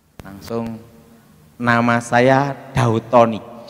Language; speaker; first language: Indonesian; native; Indonesian